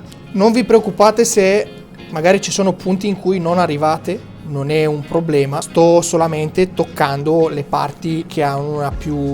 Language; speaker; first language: Italian; native; Italian